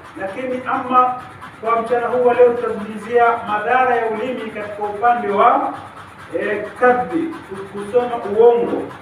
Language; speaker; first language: Swahili; native; Swahili